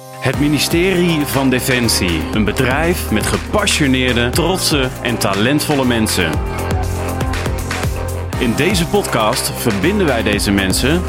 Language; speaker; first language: Dutch; native; Dutch